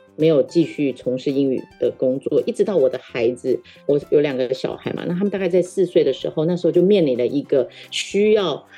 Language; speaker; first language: Chinese; non-native, local second language; Min Nan Chinese